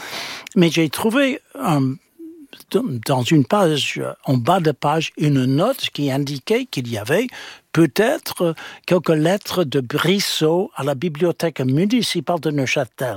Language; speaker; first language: French; non-native, fluent; English